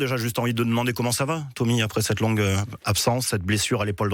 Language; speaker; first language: French; native; French